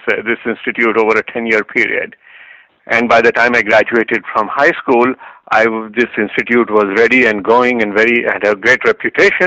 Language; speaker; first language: English; non-native, local second language; Hindi